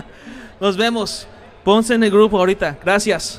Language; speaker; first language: Spanish; early bilingual, heritage; Spanish